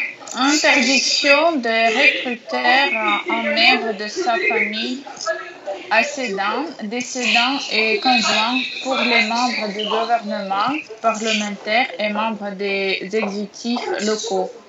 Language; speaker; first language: French; non-native, learner; Russian